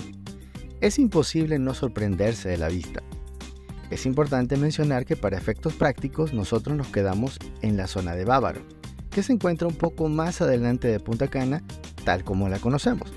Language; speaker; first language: Spanish; native; Spanish